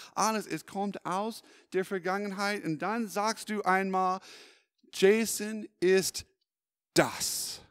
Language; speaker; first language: German; non-native, fluent; English